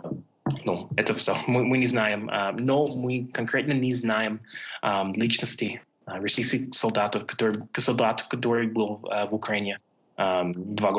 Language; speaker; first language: Russian; non-native, fluent; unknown